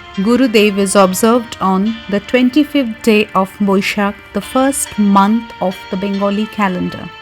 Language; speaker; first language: English; non-native, local second language; Bangla